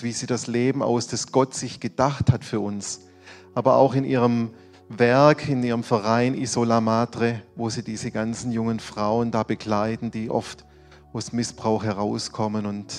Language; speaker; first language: German; native; German